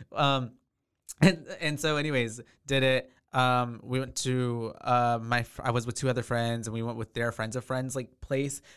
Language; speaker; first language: English; native; English